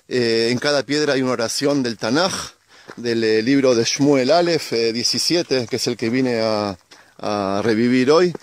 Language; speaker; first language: Spanish; native; Spanish